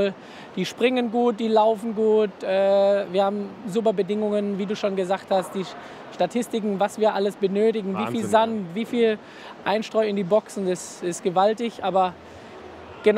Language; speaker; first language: German; native; German